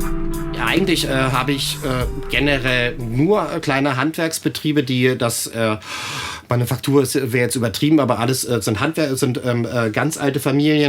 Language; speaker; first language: German; native; German